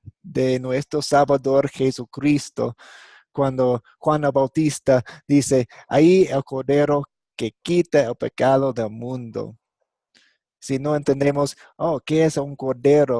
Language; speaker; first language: Spanish; non-native, fluent; English